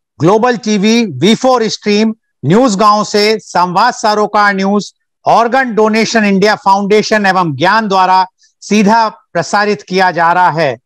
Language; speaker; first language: Hindi; native; Hindi